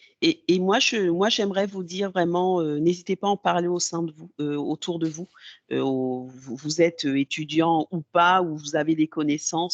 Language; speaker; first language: French; native; French